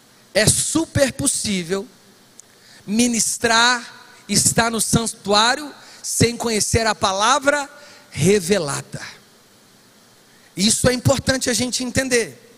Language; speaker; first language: Portuguese; native; Portuguese